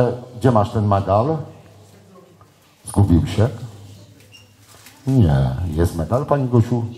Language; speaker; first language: Polish; native; Polish